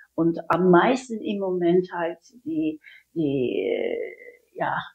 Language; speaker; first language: German; early bilingual, other home language; Turkish